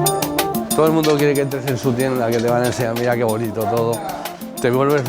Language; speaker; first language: Spanish; native; Spanish